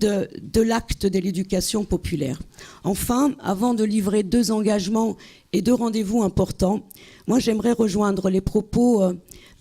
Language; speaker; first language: French; native; French